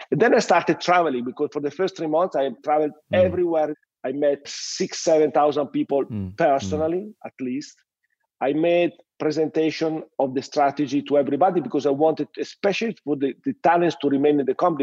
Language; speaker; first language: English; non-native, fluent; Italian